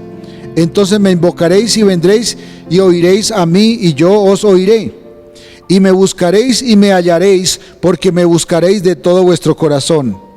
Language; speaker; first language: Spanish; native; Spanish